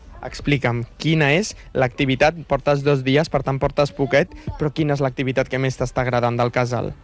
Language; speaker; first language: Catalan; native; Catalan